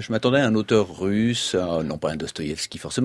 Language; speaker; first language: French; native; French